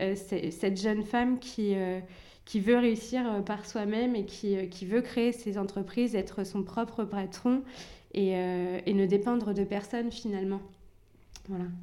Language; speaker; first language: French; early bilingual, other home language; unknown